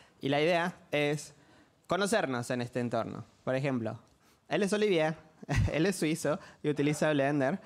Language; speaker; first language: Spanish; native; Spanish